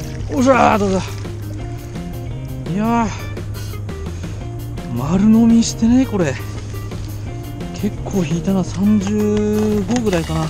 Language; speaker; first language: Japanese; native; Japanese